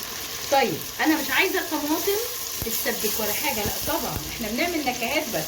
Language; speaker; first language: Arabic; native; Arabic